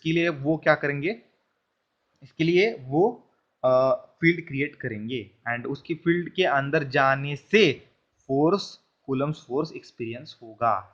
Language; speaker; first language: Hindi; non-native, local second language; Marathi